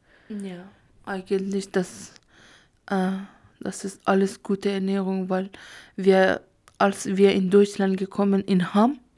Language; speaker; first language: German; non-native, learner; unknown